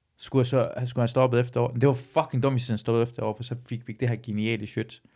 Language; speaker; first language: Danish; early bilingual, other home language; Persian